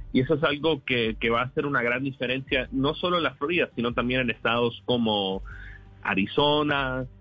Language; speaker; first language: Spanish; early bilingual, heritage; Spanish